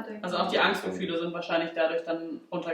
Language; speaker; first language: German; native; German